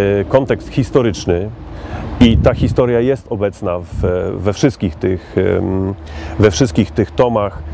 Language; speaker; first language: Polish; native; Polish